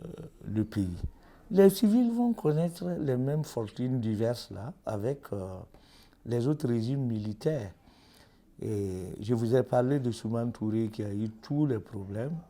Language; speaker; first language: French; native; French